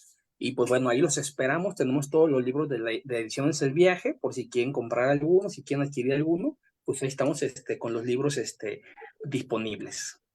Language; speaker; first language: Spanish; native; Spanish